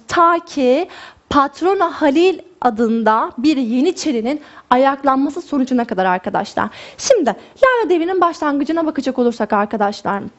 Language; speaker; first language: Turkish; native; Turkish